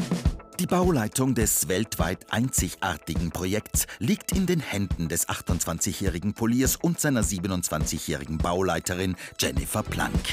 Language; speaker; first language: German; native; German